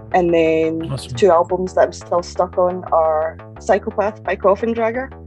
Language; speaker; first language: English; native; English